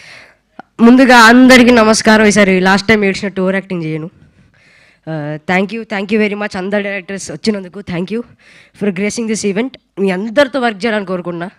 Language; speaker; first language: Telugu; native; Telugu